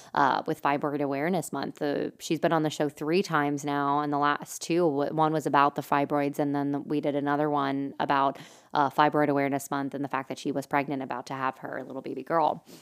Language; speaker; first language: English; native; English